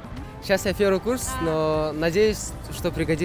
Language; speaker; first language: Russian; non-native, local second language; Kyrgyz